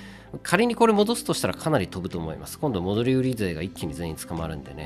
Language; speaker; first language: Japanese; native; Japanese